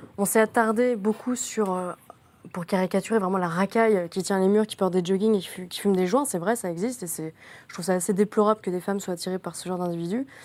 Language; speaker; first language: French; native; French